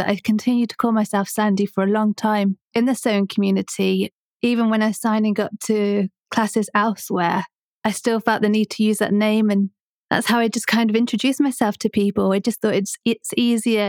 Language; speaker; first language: English; native; English